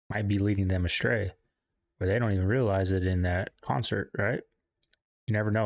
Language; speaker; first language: English; native; English